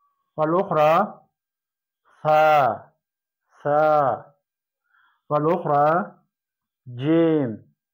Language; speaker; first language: Arabic; non-native, fluent; Persian